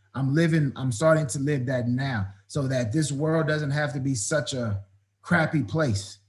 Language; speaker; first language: English; native; English